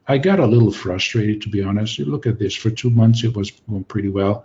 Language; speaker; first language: English; non-native, fluent; Hungarian